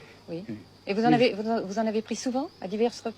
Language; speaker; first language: French; native; French